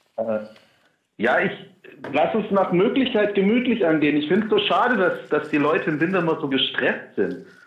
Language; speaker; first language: German; non-native, fluent; Polish